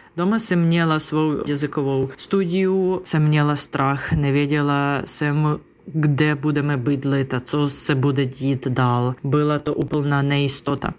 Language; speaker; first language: Czech; non-native, learner; Ukrainian